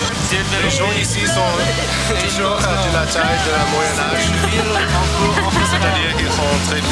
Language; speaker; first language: French; non-native, learner; English